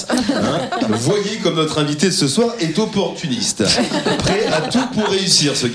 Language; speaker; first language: French; native; French